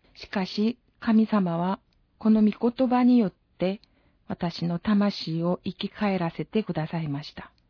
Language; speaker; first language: Japanese; non-native, fluent; Korean